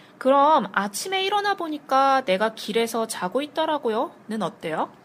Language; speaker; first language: Korean; native; Korean